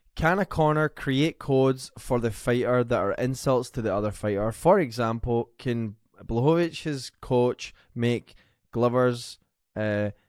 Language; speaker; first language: English; native; English